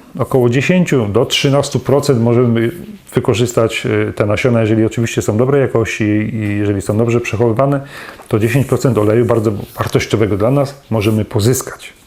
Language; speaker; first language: Polish; native; Polish